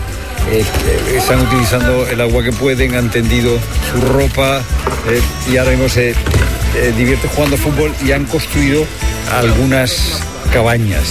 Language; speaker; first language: Spanish; native; Spanish